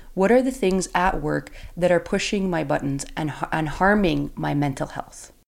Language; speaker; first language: English; native; English